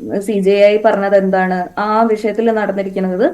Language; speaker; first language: Malayalam; native; Malayalam